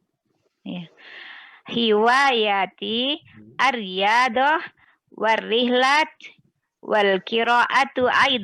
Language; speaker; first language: Arabic; non-native, learner; Indonesian